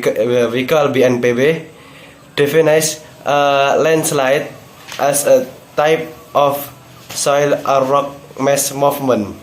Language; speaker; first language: English; non-native, learner; Indonesian